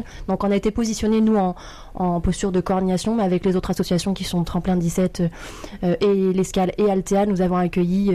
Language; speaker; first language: French; native; French